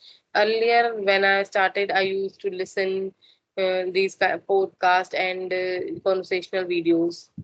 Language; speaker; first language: English; non-native, learner; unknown